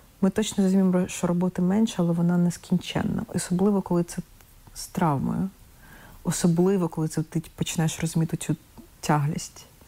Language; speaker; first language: Ukrainian; non-native, local second language; Russian